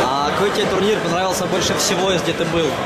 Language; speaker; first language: Russian; native; Russian